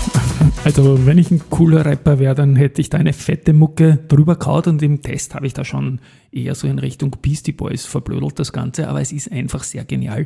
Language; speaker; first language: German; native; German